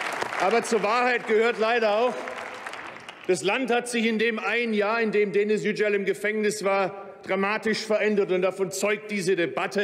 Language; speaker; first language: German; early bilingual, other home language; Turkish